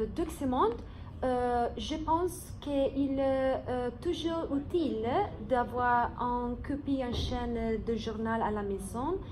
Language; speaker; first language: French; non-native, fluent; English